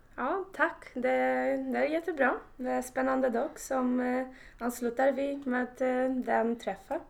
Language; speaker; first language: Swedish; non-native, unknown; Polish